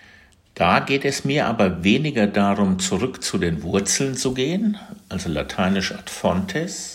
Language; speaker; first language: German; native; German